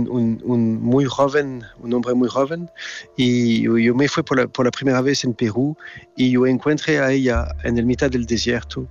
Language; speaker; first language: Spanish; non-native, learner; French